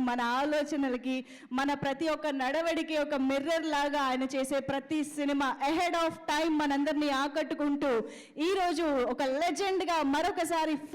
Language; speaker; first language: Telugu; native; Telugu